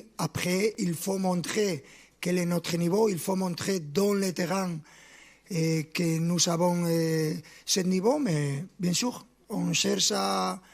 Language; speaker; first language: French; non-native, fluent; Spanish